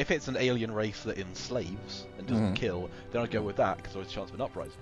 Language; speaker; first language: English; native; English